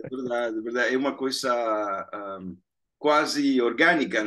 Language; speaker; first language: Portuguese; non-native, fluent; Spanish